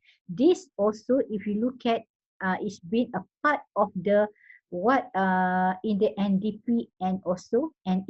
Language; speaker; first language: English; non-native, fluent; Malay